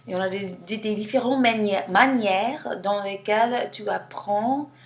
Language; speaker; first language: French; non-native, fluent; English